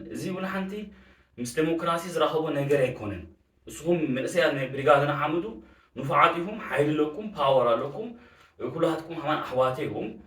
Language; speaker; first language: Tigrinya; early bilingual, heritage; Tigrinya